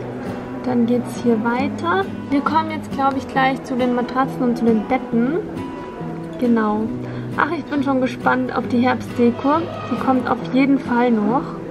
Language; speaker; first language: German; native; German